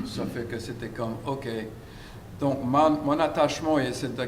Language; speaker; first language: French; early bilingual, heritage; French